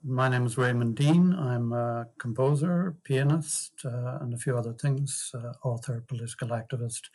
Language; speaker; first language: English; native; English